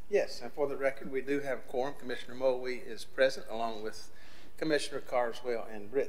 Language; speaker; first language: English; native; English